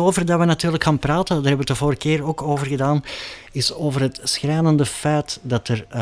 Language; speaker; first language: Dutch; native; Dutch